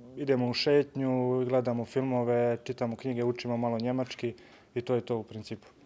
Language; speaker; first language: Serbian; native; Serbian